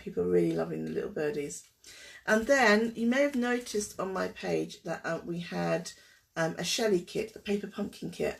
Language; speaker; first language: English; native; English